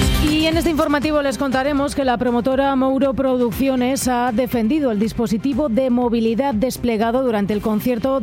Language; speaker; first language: Spanish; native; Spanish